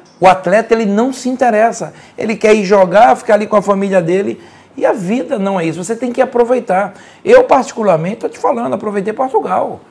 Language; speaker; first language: Portuguese; native; Portuguese